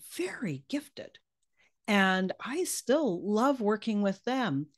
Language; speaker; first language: English; native; English